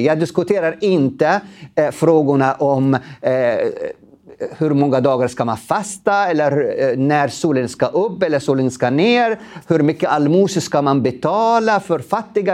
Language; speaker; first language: Swedish; non-native, fluent; Arabic